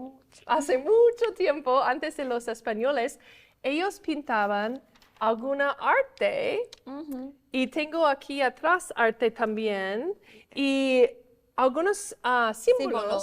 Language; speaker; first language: Spanish; non-native, fluent; English